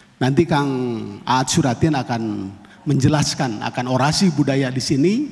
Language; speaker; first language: Indonesian; non-native, local second language; Sundanese